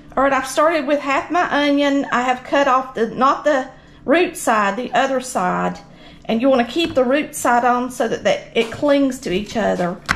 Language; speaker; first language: English; native; English